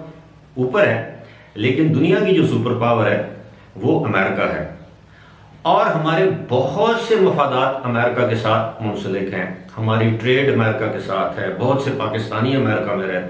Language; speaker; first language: Urdu; native; Urdu